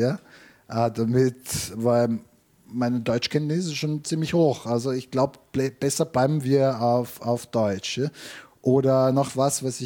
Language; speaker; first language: German; non-native, fluent; Italian